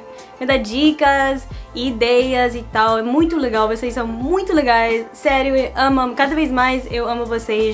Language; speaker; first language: Portuguese; non-native, fluent; English